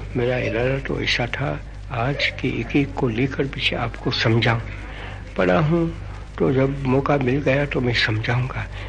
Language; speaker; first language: Hindi; non-native, local second language; Gujarati